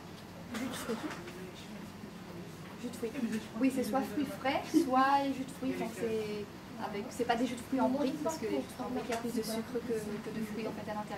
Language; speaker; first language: French; native; French